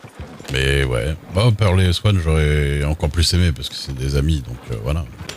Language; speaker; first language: French; native; French